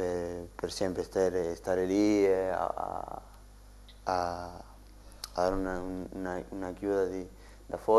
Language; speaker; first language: Italian; non-native, learner; Spanish